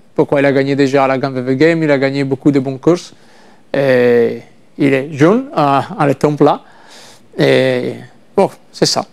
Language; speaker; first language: French; non-native, learner; Italian